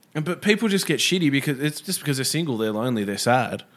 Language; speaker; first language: English; native; English